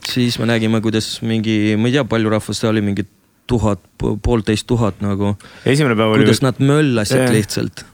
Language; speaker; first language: Estonian; non-native, local second language; Russian